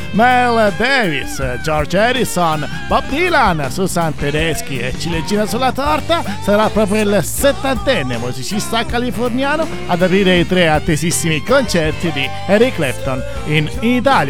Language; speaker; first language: Italian; native; Italian